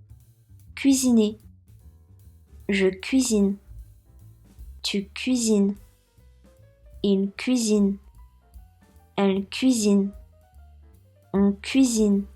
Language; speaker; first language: French; non-native, fluent; Japanese